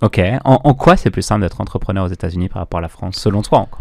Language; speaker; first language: French; native; French